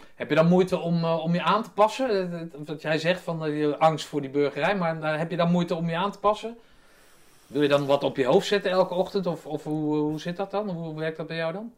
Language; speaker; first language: Dutch; native; Dutch